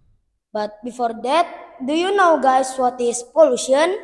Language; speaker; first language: English; non-native, learner; Indonesian